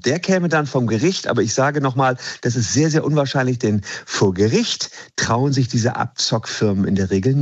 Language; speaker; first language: German; native; German